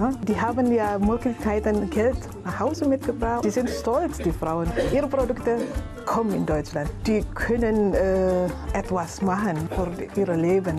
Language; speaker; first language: German; non-native, learner; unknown